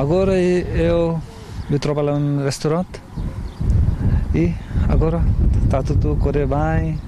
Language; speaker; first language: Portuguese; non-native, fluent; Nepali